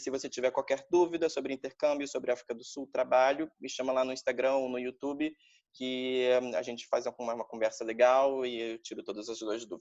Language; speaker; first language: Portuguese; native; Portuguese